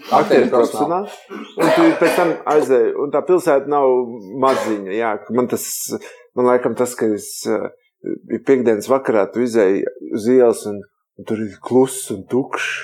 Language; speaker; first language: Latvian; native; Latvian